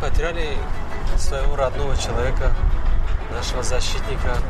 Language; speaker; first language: Russian; non-native, fluent; Tajik